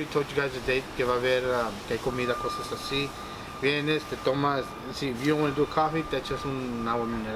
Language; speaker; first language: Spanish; early bilingual, heritage; Spanish